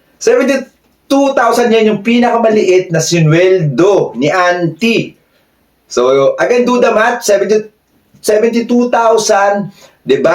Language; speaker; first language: Filipino; native; Filipino